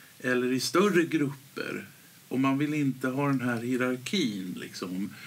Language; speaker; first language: Swedish; native; Swedish